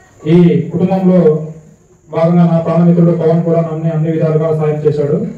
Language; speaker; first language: Telugu; non-native, local second language; Urdu